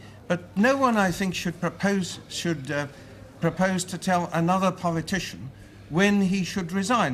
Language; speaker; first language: English; native; English